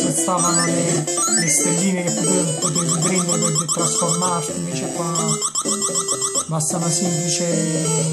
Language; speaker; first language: Italian; native; Italian